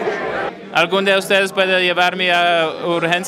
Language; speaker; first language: Spanish; non-native, learner; English